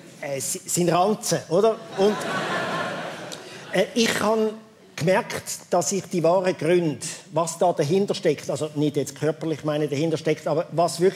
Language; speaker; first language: German; native; German